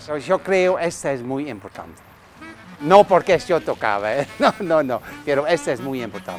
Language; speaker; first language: Spanish; non-native, learner; Dutch